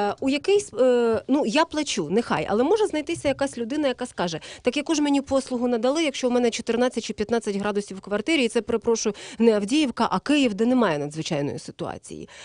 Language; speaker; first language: Ukrainian; native; Ukrainian